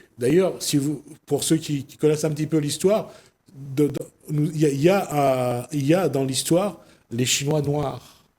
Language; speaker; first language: French; native; French